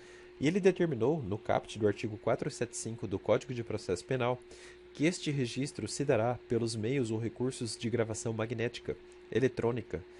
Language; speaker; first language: Portuguese; native; Portuguese